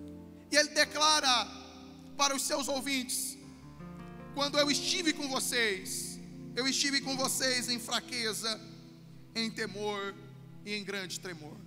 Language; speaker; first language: Portuguese; native; Portuguese